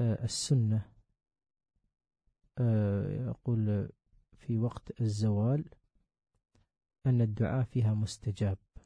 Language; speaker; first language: Arabic; native; Arabic